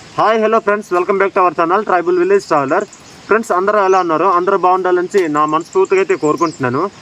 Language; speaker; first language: Telugu; non-native, local second language; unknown